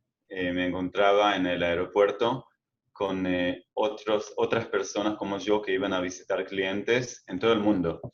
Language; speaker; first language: Spanish; non-native, fluent; Hebrew